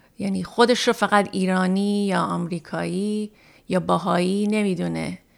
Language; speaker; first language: Persian; early bilingual, heritage; Persian